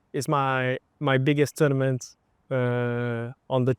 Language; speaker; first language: English; non-native, fluent; French